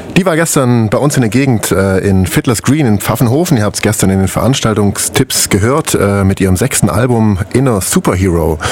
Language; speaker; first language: German; native; German